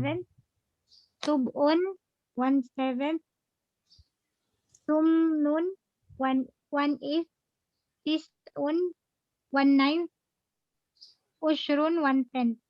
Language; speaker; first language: Arabic; non-native, learner; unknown